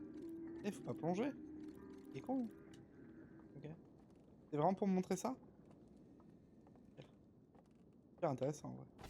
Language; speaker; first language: French; native; French